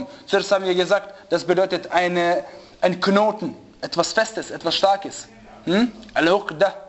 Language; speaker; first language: German; non-native, fluent; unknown